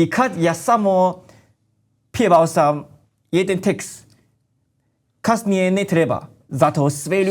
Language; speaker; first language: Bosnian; non-native, learner; Chinese